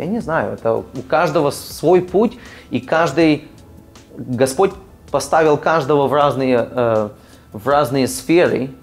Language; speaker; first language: Russian; early bilingual, other home language; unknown